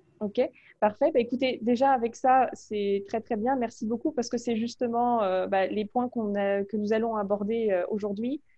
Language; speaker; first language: French; native; French